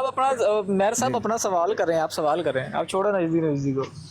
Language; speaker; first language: Hindi; non-native, local second language; Punjabi